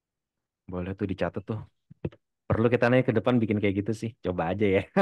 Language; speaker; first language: Indonesian; native; Indonesian